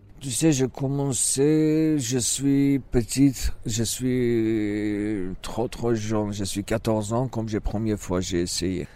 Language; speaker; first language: French; non-native, learner; Kurdish